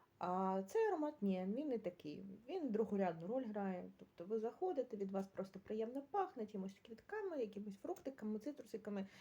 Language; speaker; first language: Ukrainian; native; Ukrainian